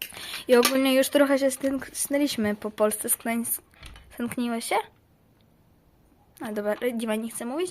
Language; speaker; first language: Polish; early bilingual, other home language; Russian